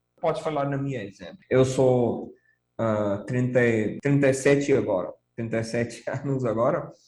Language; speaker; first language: Portuguese; non-native, fluent; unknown